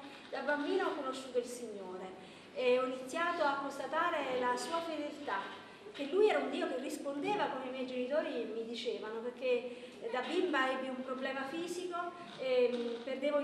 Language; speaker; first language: Italian; native; Italian